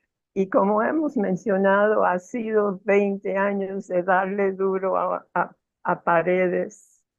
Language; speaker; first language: Spanish; non-native, fluent; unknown